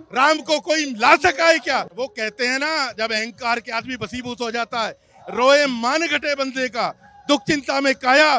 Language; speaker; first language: Hindi; native; Hindi